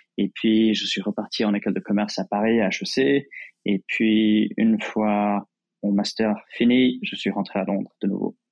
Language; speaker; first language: French; non-native, fluent; English